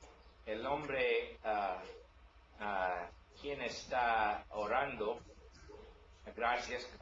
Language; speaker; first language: Spanish; non-native, learner; English